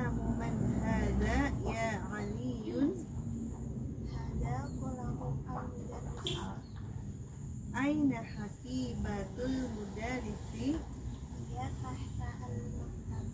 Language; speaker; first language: Arabic; non-native, learner; Indonesian